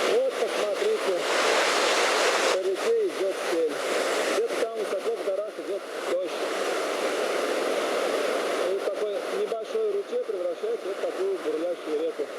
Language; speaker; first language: Russian; native; Russian